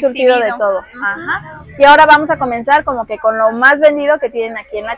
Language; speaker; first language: Spanish; native; Spanish